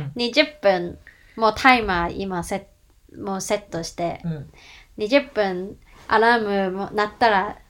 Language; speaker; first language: Japanese; non-native, fluent; Chinese